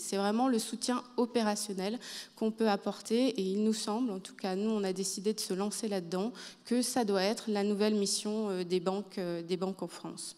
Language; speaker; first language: French; native; French